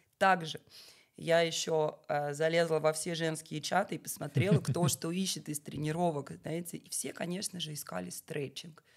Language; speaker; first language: Russian; native; Russian